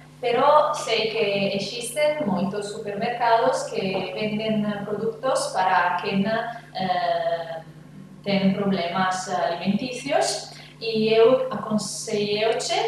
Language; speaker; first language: Galician; non-native, learner; Italian